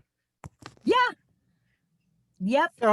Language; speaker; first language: English; native; English